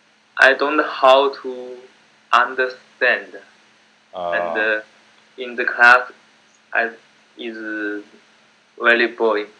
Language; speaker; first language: English; non-native, learner; Chinese